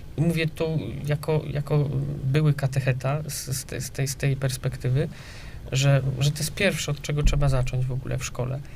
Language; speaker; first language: Polish; native; Polish